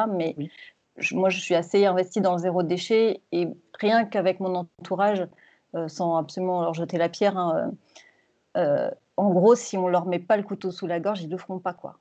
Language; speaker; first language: French; native; French